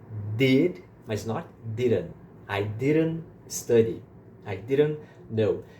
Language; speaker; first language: English; non-native, fluent; Portuguese